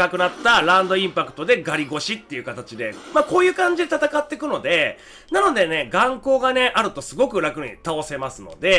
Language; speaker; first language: Japanese; native; Japanese